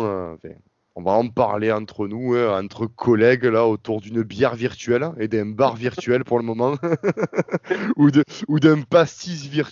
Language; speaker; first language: French; native; French